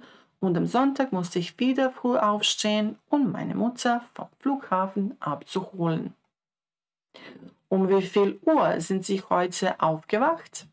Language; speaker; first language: German; non-native, fluent; Croatian